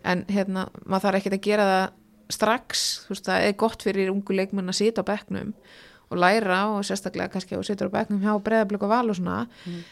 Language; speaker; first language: Icelandic; native; Icelandic